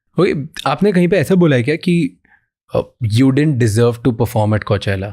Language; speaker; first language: Hindi; native; Hindi